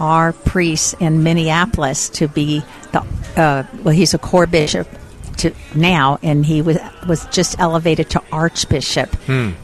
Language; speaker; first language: English; non-native, fluent; Arabic